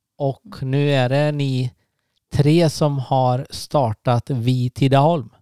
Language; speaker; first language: Swedish; native; Swedish